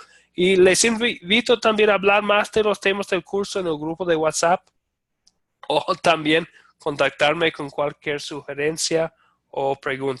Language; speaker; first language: Spanish; non-native, fluent; English